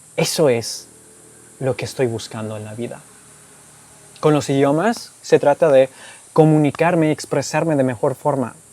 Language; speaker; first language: Spanish; non-native, fluent; English